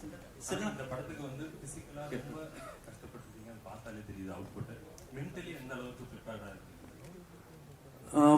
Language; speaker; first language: Tamil; non-native, local second language; Malayalam